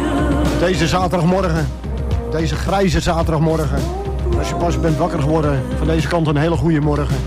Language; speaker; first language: Dutch; native; Dutch